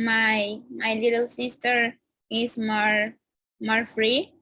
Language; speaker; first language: English; non-native, learner; Spanish